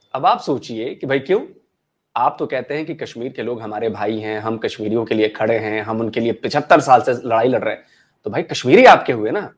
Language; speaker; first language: Hindi; native; Hindi